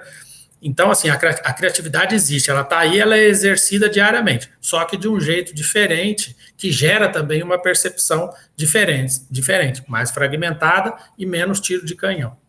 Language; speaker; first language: Portuguese; native; Portuguese